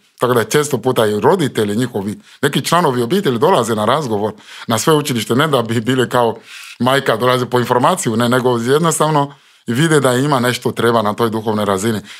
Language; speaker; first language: Croatian; non-native, fluent; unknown